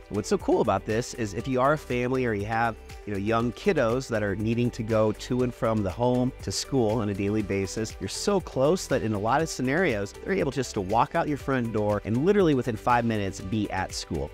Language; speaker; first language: English; native; English